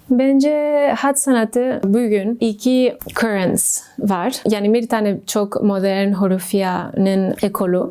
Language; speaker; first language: Turkish; non-native, fluent; English